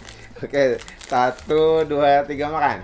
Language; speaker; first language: Indonesian; native; Indonesian